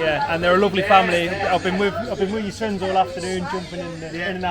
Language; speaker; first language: English; native; English